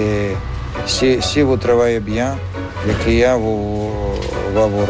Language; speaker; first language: French; non-native, fluent; Russian